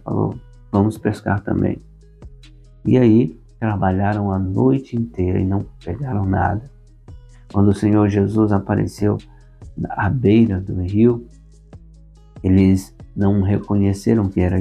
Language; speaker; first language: Portuguese; native; Portuguese